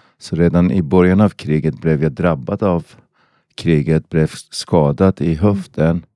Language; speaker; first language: Swedish; non-native, fluent; Persian